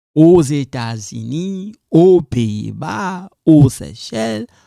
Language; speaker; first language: English; non-native, fluent; Lingala